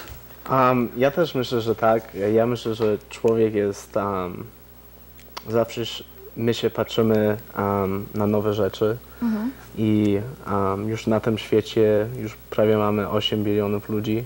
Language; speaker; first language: Polish; early bilingual, heritage; Polish